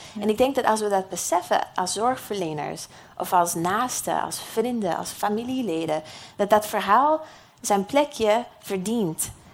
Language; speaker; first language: Dutch; non-native, fluent; English